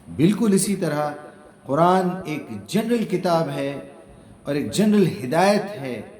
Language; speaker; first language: Urdu; native; Urdu